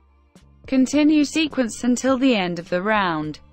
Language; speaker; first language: English; non-native, learner; Spanish